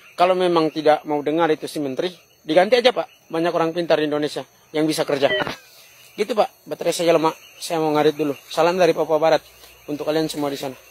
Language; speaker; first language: Indonesian; native; Indonesian